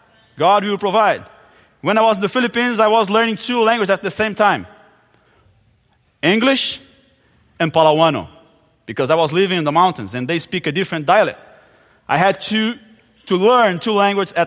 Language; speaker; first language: English; non-native, fluent; Portuguese